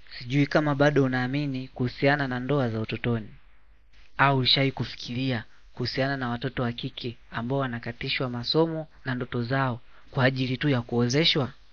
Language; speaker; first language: Swahili; native; Swahili